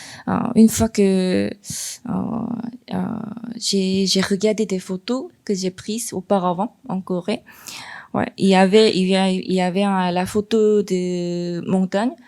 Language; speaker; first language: French; non-native, fluent; Korean